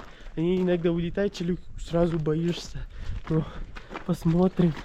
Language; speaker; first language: Russian; non-native, learner; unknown